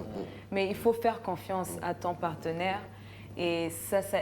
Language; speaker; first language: French; non-native, local second language; Rundi